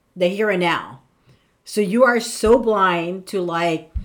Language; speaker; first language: English; non-native, local second language; Filipino